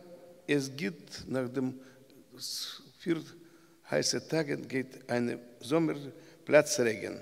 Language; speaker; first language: German; non-native, learner; Russian